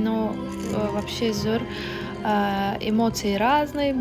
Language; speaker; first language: Russian; non-native, fluent; Tajik